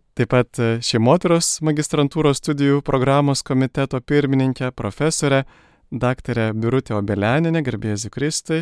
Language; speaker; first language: Lithuanian; native; Lithuanian